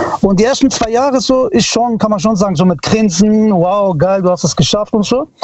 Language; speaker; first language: German; early bilingual, other home language; Italian